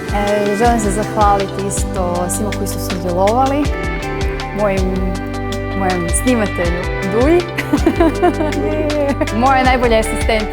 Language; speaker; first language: Croatian; native; Croatian